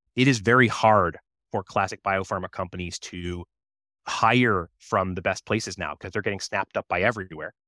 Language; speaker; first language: English; native; English